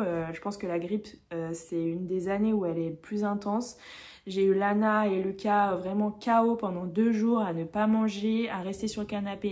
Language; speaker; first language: French; native; French